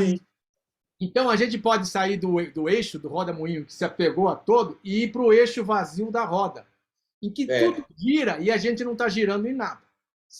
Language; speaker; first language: Portuguese; native; Portuguese